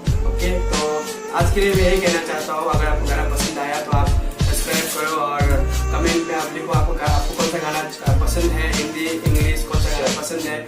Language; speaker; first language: Hindi; non-native, local second language; Nepali